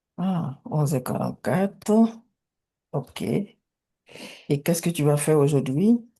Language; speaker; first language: French; native; French